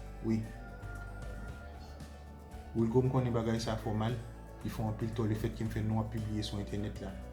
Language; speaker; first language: French; non-native, local second language; Haitian Creole